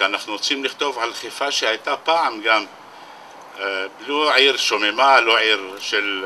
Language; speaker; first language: Hebrew; non-native, local second language; Arabic